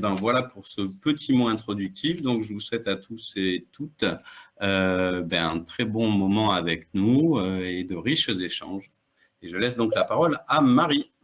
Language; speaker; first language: French; native; French